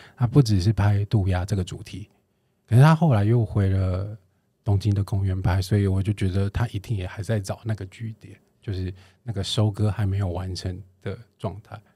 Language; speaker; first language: Chinese; native; Chinese